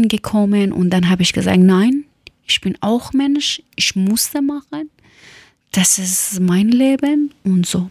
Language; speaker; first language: German; non-native, learner; Persian